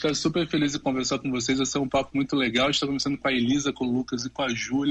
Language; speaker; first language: Portuguese; native; Portuguese